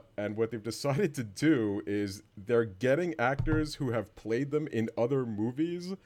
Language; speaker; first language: English; native; English